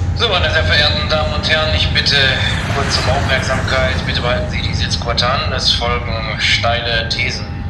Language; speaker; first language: German; native; German